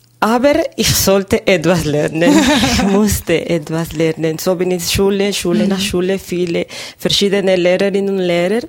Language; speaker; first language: German; non-native, learner; Spanish